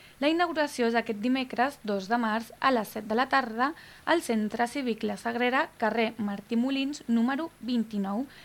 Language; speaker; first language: Catalan; native; Catalan